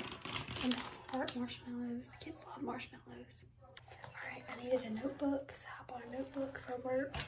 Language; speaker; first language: English; native; English